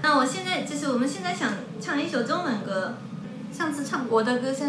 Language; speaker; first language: Chinese; non-native, fluent; Japanese